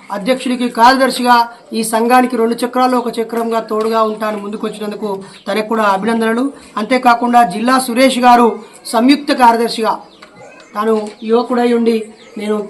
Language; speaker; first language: Telugu; native; Telugu